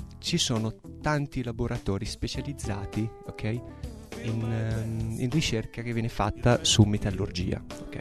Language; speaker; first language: Italian; non-native, fluent; Arabic